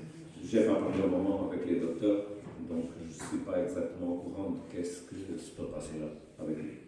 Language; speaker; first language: French; non-native, fluent; Portuguese